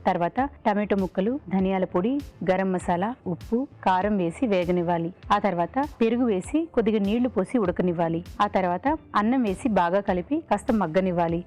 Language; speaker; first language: Telugu; native; Telugu